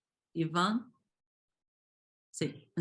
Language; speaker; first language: Spanish; non-native, fluent; Portuguese